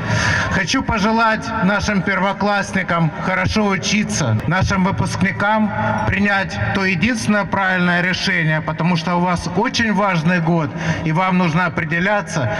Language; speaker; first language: Russian; native; Russian